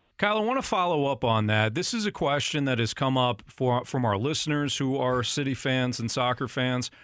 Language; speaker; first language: English; native; English